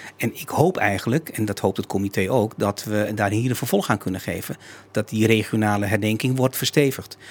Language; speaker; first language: Dutch; native; Dutch